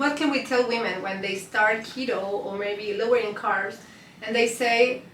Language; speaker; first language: English; non-native, fluent; Spanish